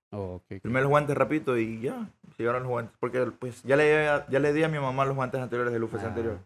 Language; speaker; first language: Spanish; native; Spanish